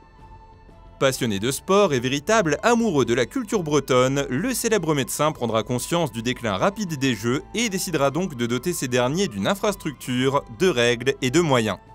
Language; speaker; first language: French; native; French